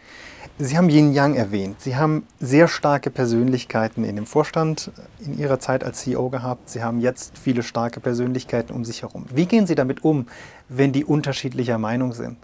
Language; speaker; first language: German; native; German